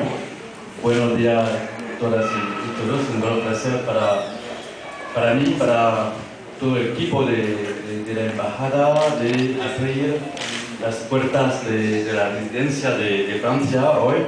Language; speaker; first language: Spanish; non-native, fluent; French